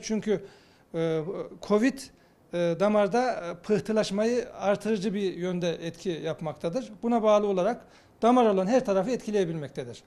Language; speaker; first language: Turkish; native; Turkish